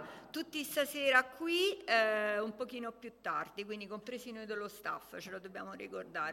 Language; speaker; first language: Italian; native; Italian